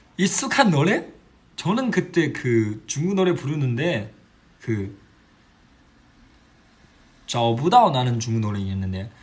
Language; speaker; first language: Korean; non-native, fluent; Chinese